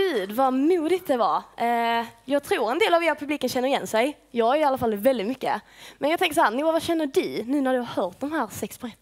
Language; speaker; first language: Swedish; native; Swedish